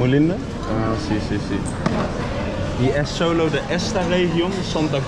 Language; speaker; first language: Spanish; non-native, learner; Dutch